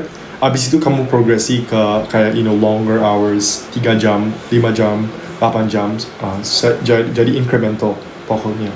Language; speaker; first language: Indonesian; non-native, local second language; English